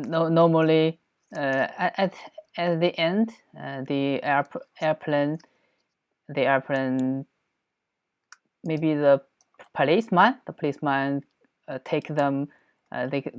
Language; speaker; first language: English; non-native, learner; Chinese